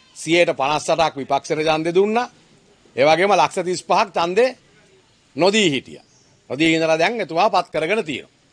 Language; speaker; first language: Sinhala; native; Sinhala